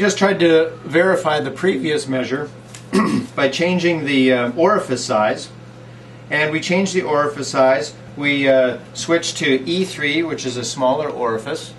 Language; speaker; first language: English; native; English